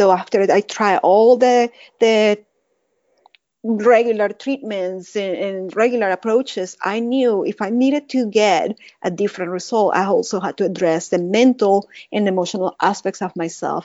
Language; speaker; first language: English; non-native, fluent; Spanish